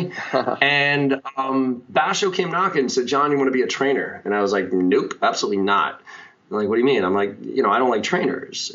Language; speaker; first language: English; native; English